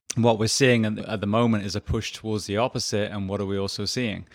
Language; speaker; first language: English; native; English